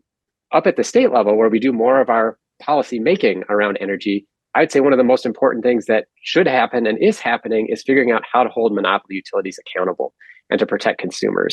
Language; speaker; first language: English; native; English